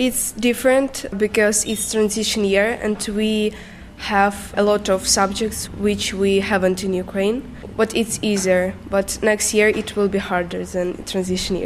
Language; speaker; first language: English; non-native, learner; Ukrainian